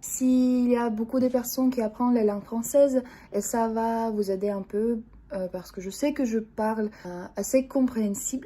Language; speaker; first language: French; non-native, fluent; Russian